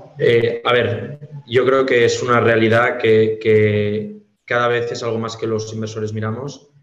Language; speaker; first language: Spanish; native; Spanish